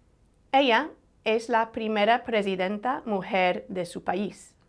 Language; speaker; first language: Spanish; non-native, fluent; English